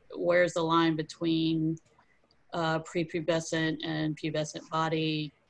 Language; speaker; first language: English; native; English